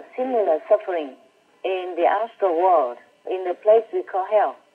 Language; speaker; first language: English; non-native, fluent; Vietnamese